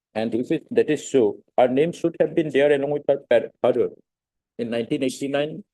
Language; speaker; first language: English; non-native, local second language; Assamese